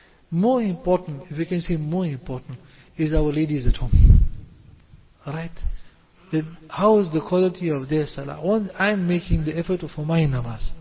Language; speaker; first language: English; native; English